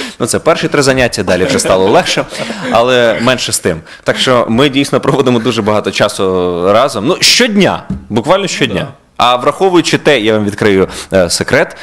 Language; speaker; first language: Ukrainian; native; Ukrainian